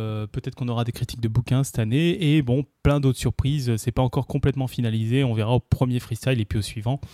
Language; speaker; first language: French; native; French